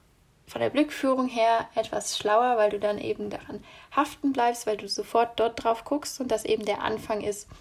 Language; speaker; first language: German; native; German